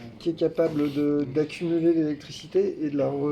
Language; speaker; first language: French; native; French